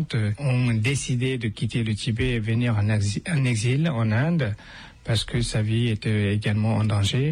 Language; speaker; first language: French; non-native, fluent; Tibetan